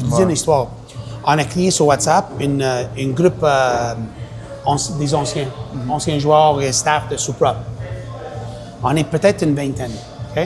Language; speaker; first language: French; non-native, local second language; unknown